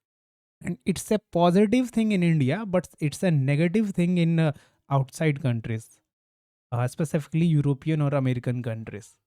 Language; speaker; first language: English; non-native, local second language; Hindi